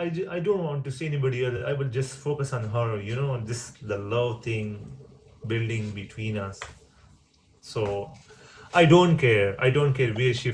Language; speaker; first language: English; non-native, learner; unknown